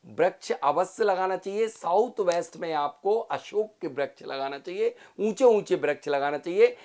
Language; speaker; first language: Hindi; native; Hindi